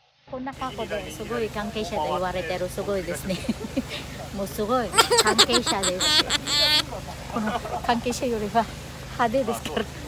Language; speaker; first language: Japanese; non-native, learner; Filipino